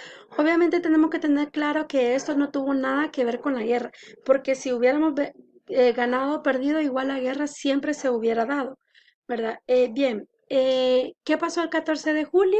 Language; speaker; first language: Spanish; native; Spanish